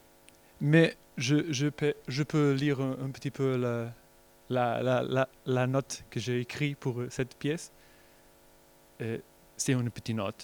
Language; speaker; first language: French; non-native, learner; Portuguese